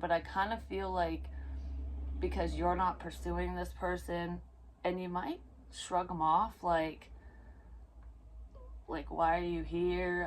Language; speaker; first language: English; native; English